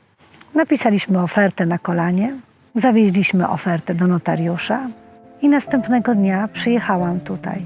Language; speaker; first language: Polish; native; Polish